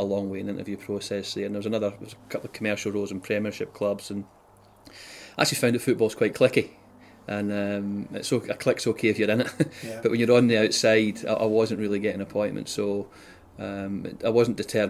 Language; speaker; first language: English; native; English